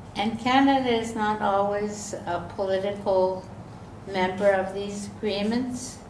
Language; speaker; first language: English; native; English